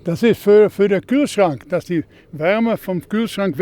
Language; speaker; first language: German; non-native, learner; Dutch